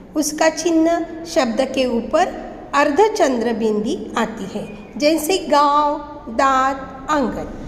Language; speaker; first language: Hindi; non-native, local second language; Marathi